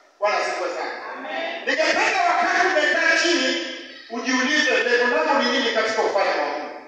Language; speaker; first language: Swahili; non-native, local second language; Luo (Kenya and Tanzania)